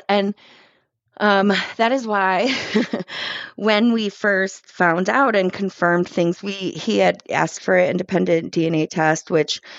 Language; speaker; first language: English; native; English